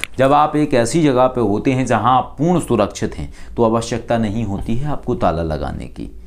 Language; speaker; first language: Hindi; native; Hindi